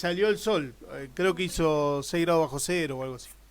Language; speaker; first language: Spanish; native; Spanish